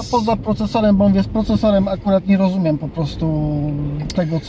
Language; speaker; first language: Polish; native; Polish